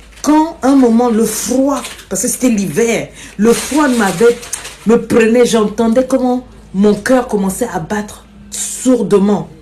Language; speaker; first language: French; non-native, local second language; Lingala